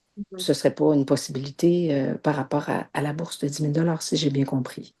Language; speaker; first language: French; native; French